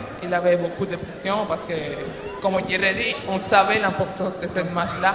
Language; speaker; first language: French; non-native, fluent; Spanish